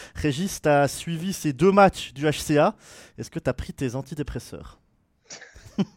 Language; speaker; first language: French; native; French